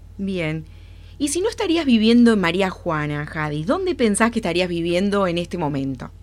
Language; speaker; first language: Spanish; native; Spanish